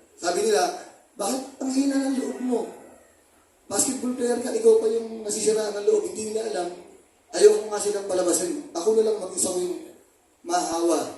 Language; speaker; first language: Filipino; native; Filipino